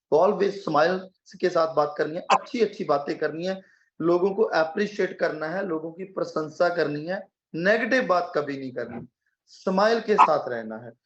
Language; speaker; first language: Hindi; non-native, local second language; Punjabi